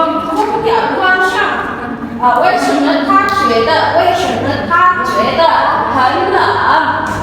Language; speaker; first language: Chinese; non-native, fluent; Indonesian